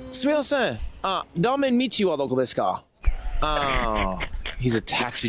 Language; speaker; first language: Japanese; non-native, learner; English